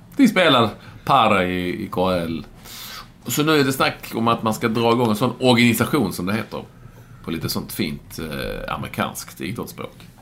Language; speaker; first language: Swedish; native; Swedish